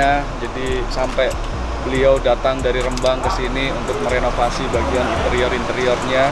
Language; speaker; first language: Indonesian; non-native, local second language; Javanese